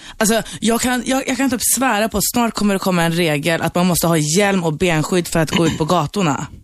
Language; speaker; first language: Swedish; early bilingual, other home language; Turkish